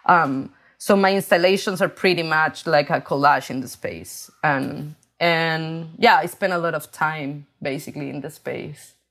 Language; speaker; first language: English; non-native, fluent; Spanish